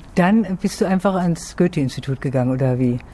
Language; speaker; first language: German; native; German